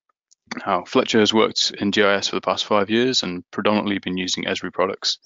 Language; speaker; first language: English; native; English